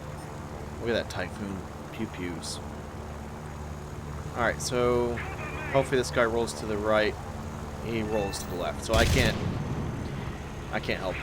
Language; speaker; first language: English; native; English